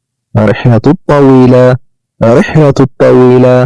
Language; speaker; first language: Arabic; non-native, learner; Amharic